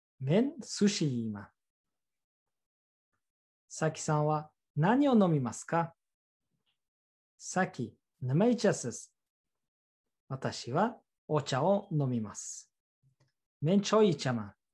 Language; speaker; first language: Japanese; non-native, fluent; Uzbek